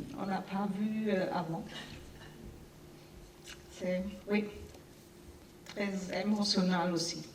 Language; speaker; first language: French; non-native, learner; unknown